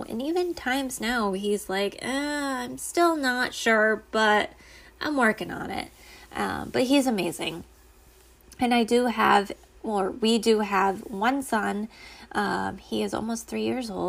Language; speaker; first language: English; native; English